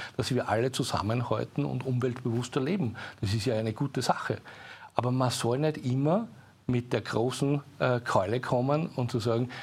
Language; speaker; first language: German; native; German